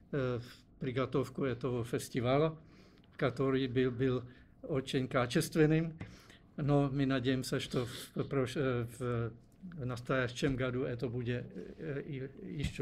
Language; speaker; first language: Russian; non-native, learner; Czech